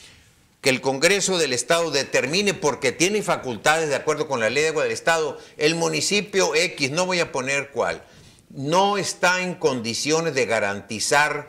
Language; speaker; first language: Spanish; native; Spanish